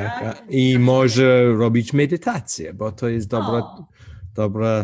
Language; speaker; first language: Polish; non-native, learner; English